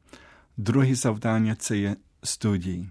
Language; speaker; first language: Ukrainian; early bilingual, heritage; Ukrainian